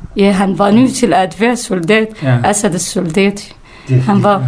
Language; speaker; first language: Danish; non-native, learner; Kurdish